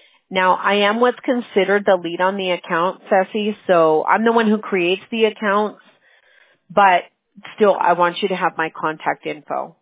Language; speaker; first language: English; early bilingual, other home language; Spanish